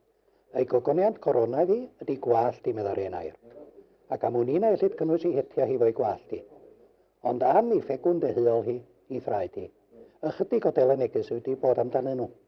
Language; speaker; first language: Welsh; native; Welsh